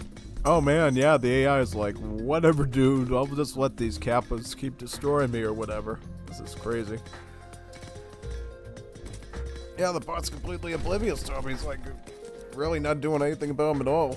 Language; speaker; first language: English; native; English